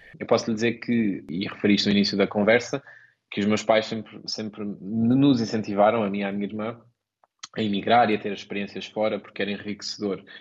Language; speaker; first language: Portuguese; native; Portuguese